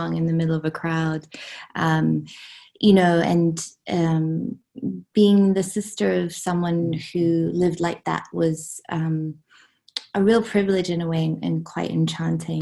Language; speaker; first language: English; native; English